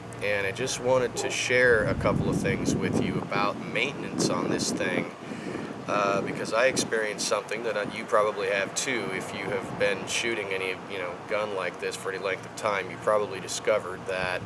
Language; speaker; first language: English; native; English